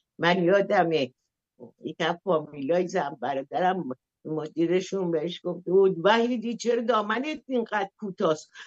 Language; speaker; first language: Persian; native; Persian